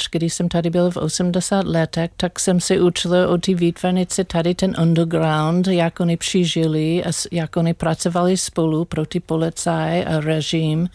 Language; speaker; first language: Czech; non-native, learner; English